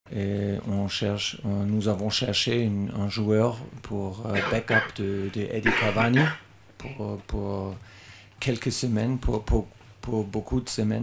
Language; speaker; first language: French; non-native, learner; German